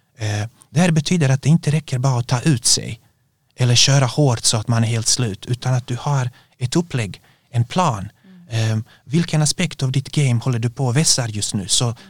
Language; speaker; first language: Swedish; non-native, fluent; Bosnian